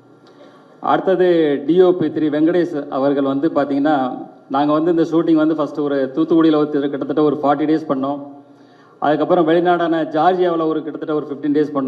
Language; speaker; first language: Tamil; native; Tamil